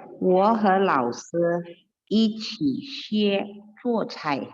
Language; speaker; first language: Chinese; non-native, learner; Indonesian